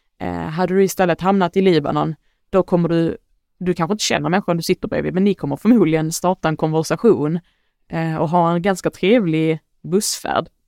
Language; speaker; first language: Swedish; early bilingual, other home language; Arabic